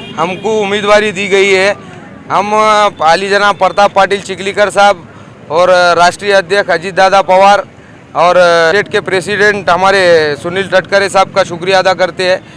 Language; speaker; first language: Hindi; non-native, local second language; Urdu